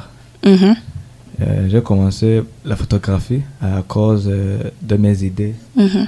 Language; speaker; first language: French; non-native, learner; Rundi